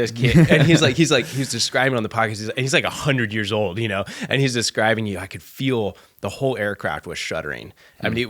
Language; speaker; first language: English; native; English